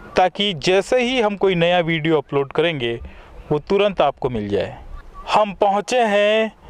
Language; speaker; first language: Hindi; native; Hindi